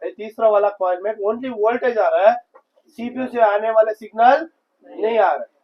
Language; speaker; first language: Hindi; non-native, local second language; Kannada